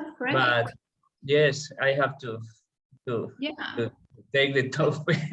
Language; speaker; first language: English; non-native, learner; Spanish